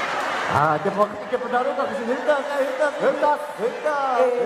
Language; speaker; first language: Dutch; early bilingual, other home language; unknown